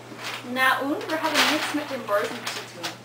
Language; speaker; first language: German; non-native, learner; English